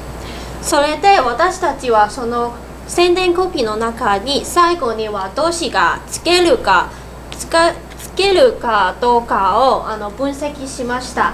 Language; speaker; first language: Japanese; non-native, learner; Cantonese